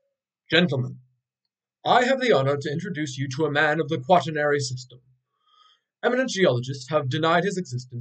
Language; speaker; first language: English; native; English